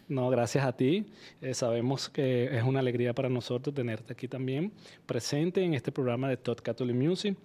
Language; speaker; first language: Spanish; native; Spanish